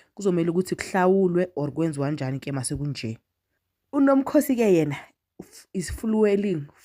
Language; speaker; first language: Zulu; non-native, local second language; Southern Sotho